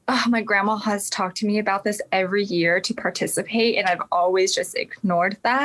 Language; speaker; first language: English; native; English